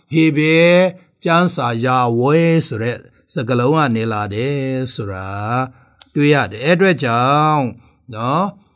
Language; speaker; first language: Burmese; non-native, local second language; Tedim Chin